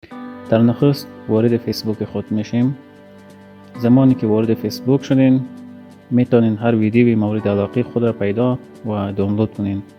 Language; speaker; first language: Persian; native; Persian